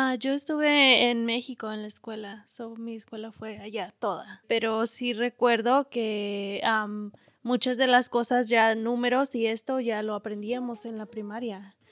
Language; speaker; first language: Spanish; native; Spanish